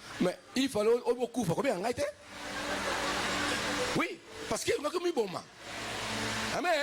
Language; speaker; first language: French; non-native, local second language; Lingala